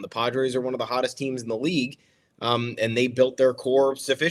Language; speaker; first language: English; native; English